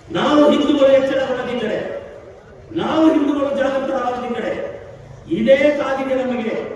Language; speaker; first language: Kannada; non-native, local second language; Kodava